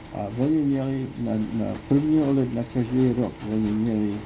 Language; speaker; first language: Czech; early bilingual, heritage; Czech